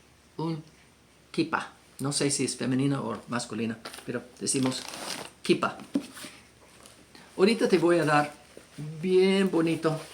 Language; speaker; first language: Spanish; non-native, fluent; English